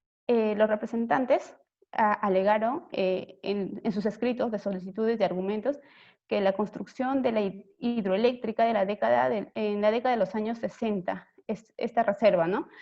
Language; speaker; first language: Spanish; native; Spanish